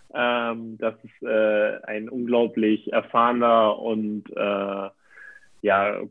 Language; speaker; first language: German; native; German